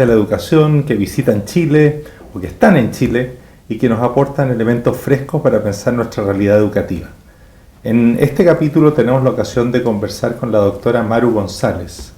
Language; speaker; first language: Spanish; native; Spanish